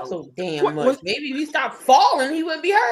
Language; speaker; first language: English; native; English